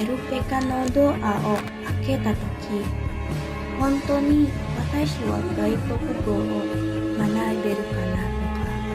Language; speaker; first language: Japanese; non-native, learner; Indonesian